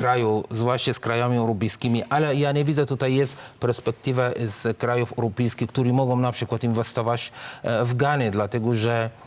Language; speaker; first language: Polish; non-native, fluent; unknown